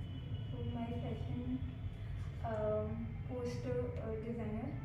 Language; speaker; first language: English; non-native, learner; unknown